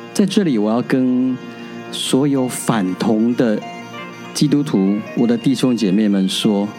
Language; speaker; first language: Chinese; native; Chinese